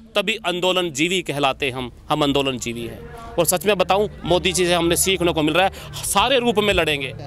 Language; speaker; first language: Hindi; native; Hindi